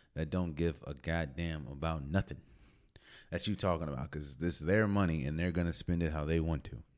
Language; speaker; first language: English; native; English